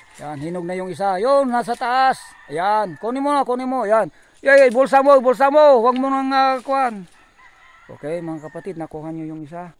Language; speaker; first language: Filipino; non-native, local second language; Iloko